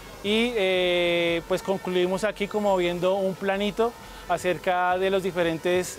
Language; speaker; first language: Spanish; native; Spanish